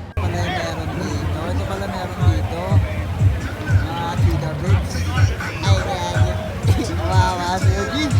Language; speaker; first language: Filipino; native; Filipino